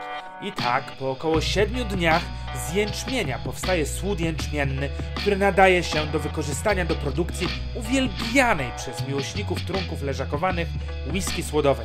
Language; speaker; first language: Polish; native; Polish